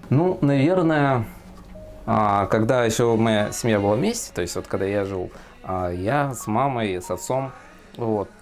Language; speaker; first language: Russian; native; Russian